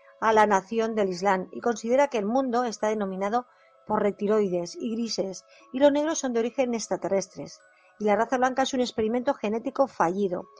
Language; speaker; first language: Spanish; native; Spanish